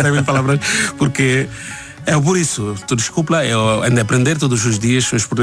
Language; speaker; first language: Portuguese; non-native, learner; Bangla